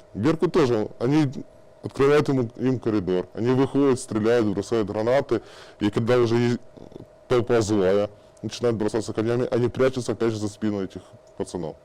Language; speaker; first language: Russian; native; Russian